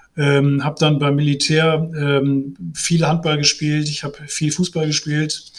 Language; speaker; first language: German; native; German